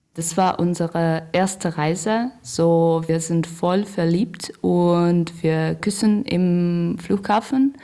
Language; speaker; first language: German; non-native, fluent; Russian